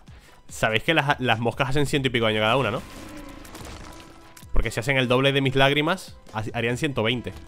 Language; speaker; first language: Spanish; native; Spanish